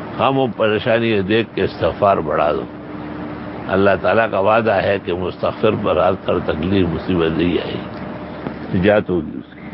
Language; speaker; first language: Urdu; non-native, local second language; Pashto